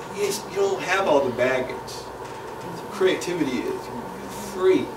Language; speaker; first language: English; native; English